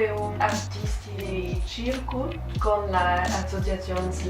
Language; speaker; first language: Italian; non-native, fluent; Spanish